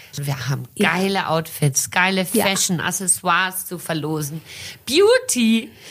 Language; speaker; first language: German; early bilingual, heritage; German